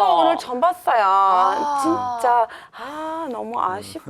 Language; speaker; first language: Korean; non-native, fluent; English